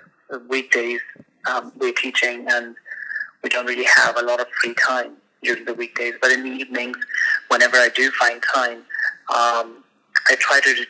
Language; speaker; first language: English; non-native, local second language; Hindi